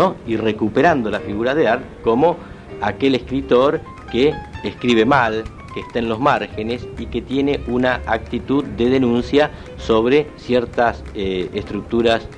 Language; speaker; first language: Spanish; native; Spanish